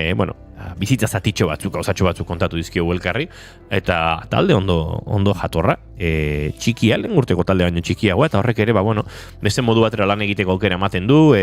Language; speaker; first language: Basque; native; Basque